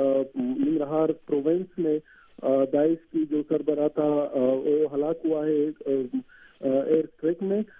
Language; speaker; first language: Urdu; non-native, learner; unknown